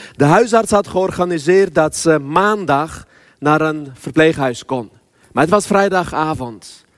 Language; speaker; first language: Dutch; early bilingual, other home language; Armenian